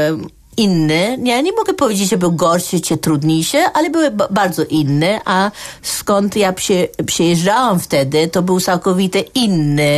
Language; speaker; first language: Polish; non-native, fluent; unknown